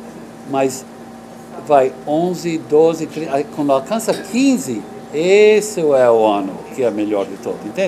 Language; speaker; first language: Portuguese; non-native, fluent; English